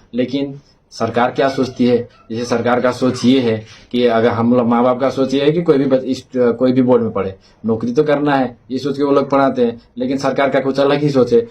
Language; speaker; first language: Hindi; non-native, local second language; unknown